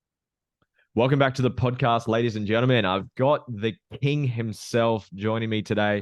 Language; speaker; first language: English; native; English